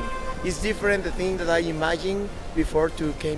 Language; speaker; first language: English; non-native, learner; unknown